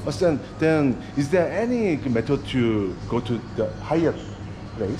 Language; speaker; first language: English; non-native, learner; Korean